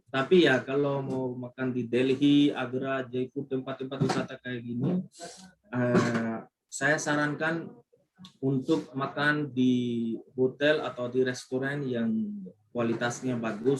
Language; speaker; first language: Indonesian; non-native, fluent; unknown